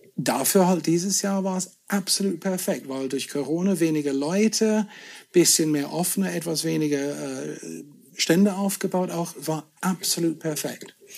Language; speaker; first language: German; non-native, fluent; English